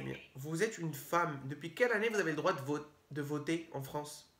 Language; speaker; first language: French; native; French